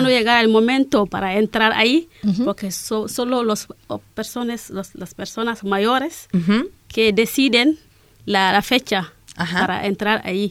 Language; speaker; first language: Spanish; non-native, learner; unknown